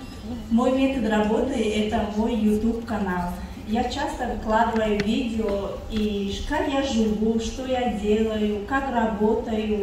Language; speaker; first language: Russian; non-native, fluent; Tajik